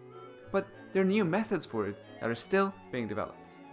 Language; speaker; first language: English; non-native, fluent; Persian